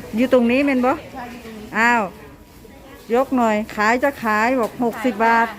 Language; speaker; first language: Thai; non-native, local second language; Lao